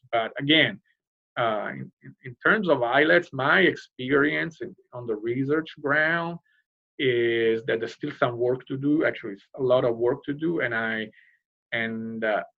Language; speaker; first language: English; non-native, fluent; Italian